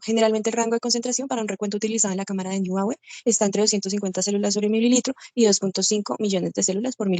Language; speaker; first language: Spanish; native; Spanish